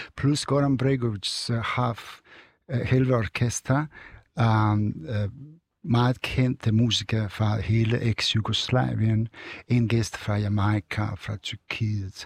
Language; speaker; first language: Danish; non-native, fluent; Serbian